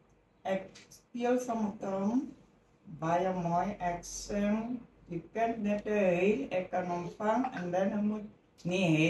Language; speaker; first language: Afrikaans; non-native, local second language; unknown